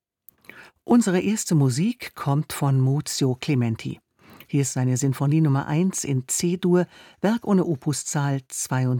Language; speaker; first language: German; native; German